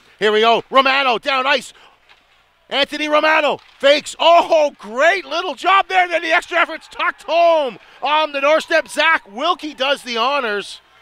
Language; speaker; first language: English; native; English